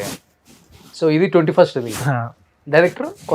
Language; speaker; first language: Telugu; native; Telugu